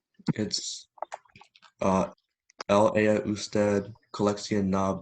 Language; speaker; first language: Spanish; non-native, learner; English